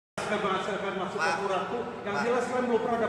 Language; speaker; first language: Indonesian; native; Indonesian